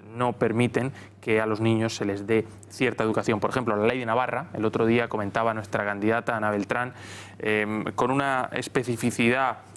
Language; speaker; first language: Spanish; native; Spanish